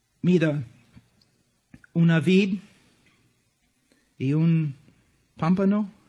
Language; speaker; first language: Spanish; non-native, fluent; English